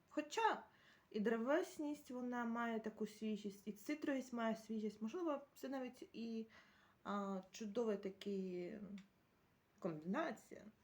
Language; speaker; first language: Ukrainian; native; Ukrainian